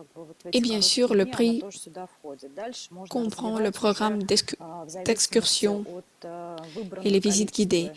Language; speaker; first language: French; non-native, fluent; Russian